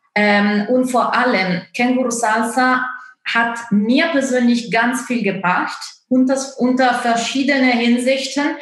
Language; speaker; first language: German; non-native, fluent; Italian